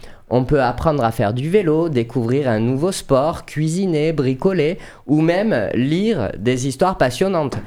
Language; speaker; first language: French; native; French